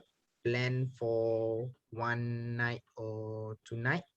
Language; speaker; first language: English; non-native, learner; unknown